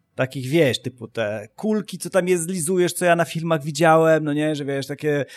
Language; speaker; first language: Polish; native; Polish